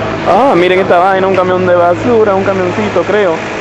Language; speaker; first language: Spanish; native; Spanish